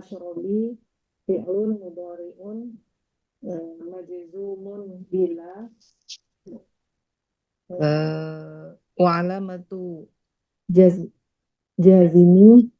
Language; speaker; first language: Arabic; non-native, learner; Indonesian